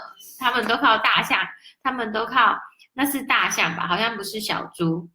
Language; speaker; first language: Chinese; native; Chinese